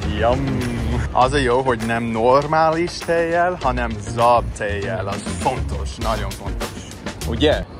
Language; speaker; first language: Hungarian; non-native, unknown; English